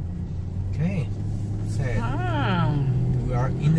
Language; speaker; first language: English; non-native, fluent; Spanish